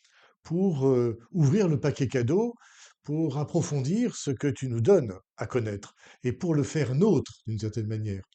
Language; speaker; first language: French; native; French